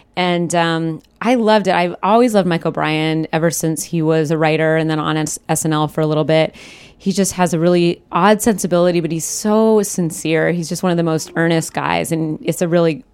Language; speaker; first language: English; native; English